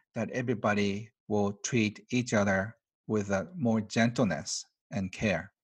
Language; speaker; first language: English; non-native, fluent; Japanese